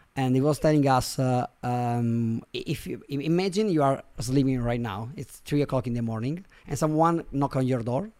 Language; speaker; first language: English; non-native, fluent; Italian